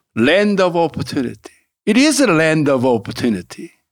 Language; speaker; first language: English; non-native, fluent; Korean